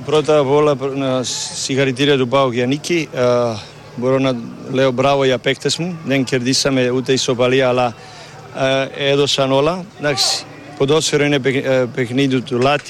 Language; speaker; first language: Greek; non-native, learner; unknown